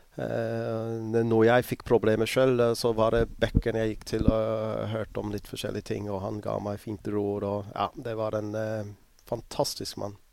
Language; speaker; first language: Norwegian; non-native, fluent; English